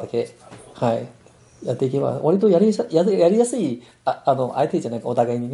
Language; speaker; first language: Japanese; non-native, fluent; Min Nan Chinese